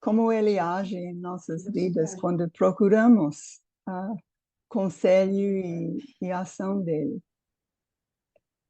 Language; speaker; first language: Portuguese; non-native, fluent; English